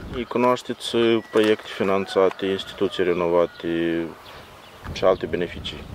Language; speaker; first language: Romanian; native; Romanian